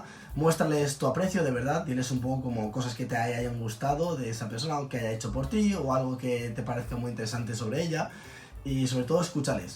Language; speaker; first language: Spanish; native; Spanish